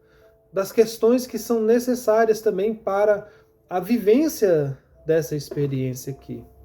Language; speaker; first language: Portuguese; native; Portuguese